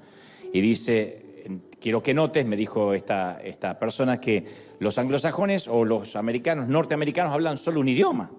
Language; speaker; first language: Spanish; native; Spanish